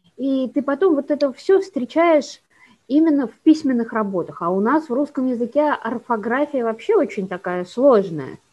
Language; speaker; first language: Russian; native; Russian